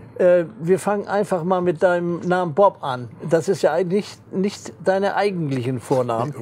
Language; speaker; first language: German; native; German